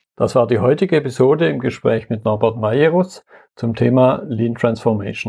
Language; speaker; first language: German; native; German